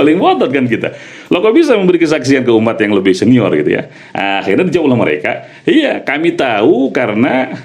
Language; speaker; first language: Indonesian; native; Indonesian